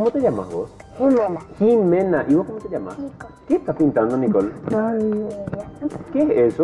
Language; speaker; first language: Spanish; native; Spanish